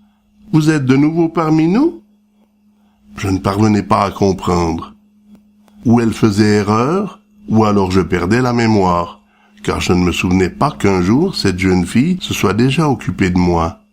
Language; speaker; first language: French; native; French